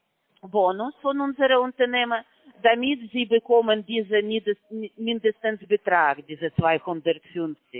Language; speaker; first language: German; non-native, learner; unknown